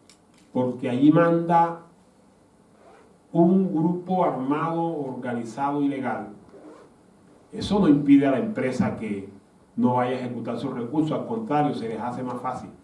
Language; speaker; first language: Spanish; native; Spanish